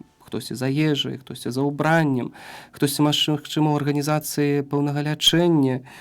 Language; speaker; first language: Belarusian; native; Belarusian